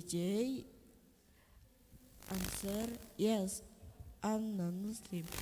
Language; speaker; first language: English; non-native, learner; Indonesian